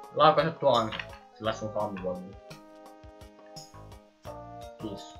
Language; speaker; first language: Finnish; native; Finnish